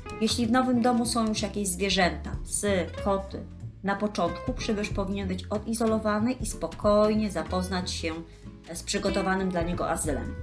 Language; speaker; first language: Polish; native; Polish